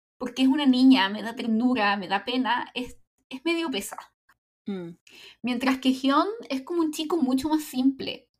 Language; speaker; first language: Spanish; native; Spanish